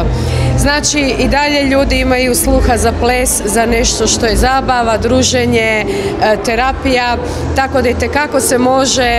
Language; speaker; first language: Croatian; native; Croatian